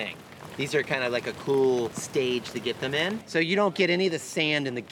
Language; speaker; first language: English; non-native, fluent; Japanese